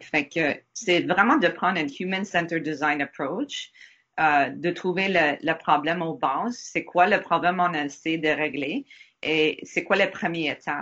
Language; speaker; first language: French; non-native, learner; English